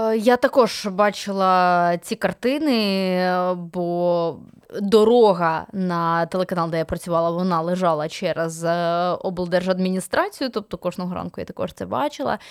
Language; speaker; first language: Ukrainian; native; Ukrainian